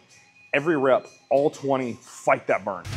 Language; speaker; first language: English; native; English